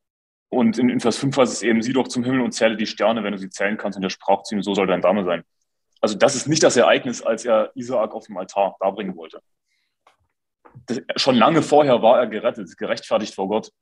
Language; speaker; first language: German; native; German